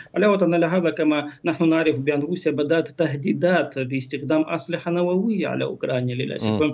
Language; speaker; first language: Arabic; non-native, learner; Ukrainian